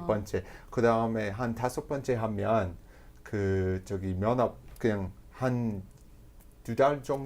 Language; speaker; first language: Korean; non-native, fluent; English